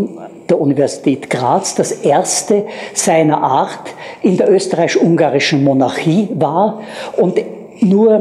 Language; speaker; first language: German; native; German